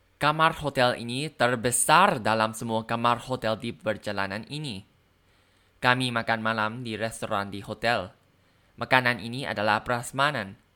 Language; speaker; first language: Indonesian; non-native, learner; Thai